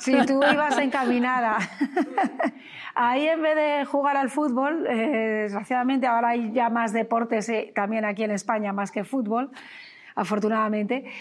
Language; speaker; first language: Spanish; native; Spanish